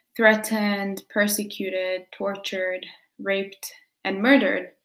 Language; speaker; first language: English; early bilingual, other home language; Quechua